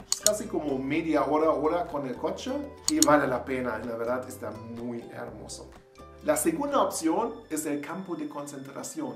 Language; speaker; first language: Spanish; non-native, learner; German